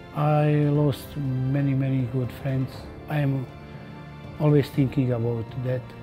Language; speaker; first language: English; non-native, learner; Croatian